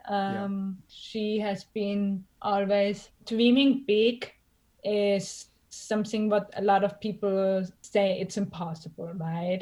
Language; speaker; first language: English; non-native, fluent; German